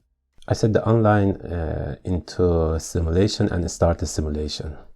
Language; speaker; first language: English; non-native, fluent; Persian